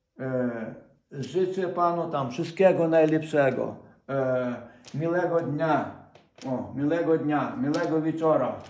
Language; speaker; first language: Polish; non-native, fluent; Ukrainian